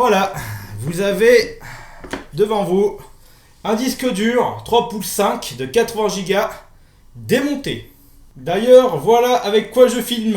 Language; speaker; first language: French; native; French